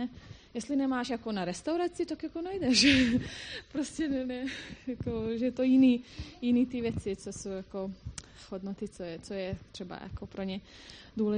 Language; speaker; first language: Czech; non-native, fluent; Croatian